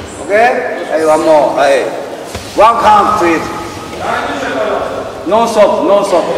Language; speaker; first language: English; non-native, learner; Japanese